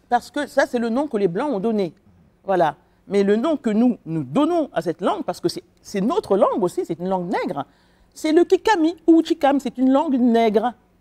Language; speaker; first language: French; non-native, local second language; Kongo